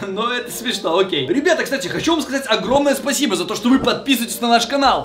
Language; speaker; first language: Russian; native; Russian